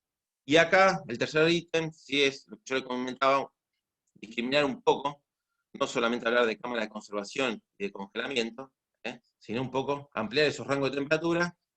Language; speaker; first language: Spanish; native; Spanish